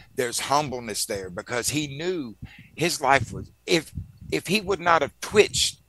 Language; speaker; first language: English; native; English